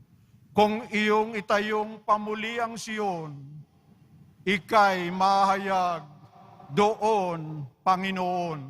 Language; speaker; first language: Filipino; native; Filipino